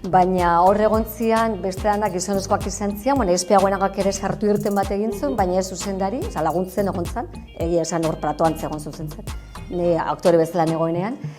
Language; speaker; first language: Basque; native; Basque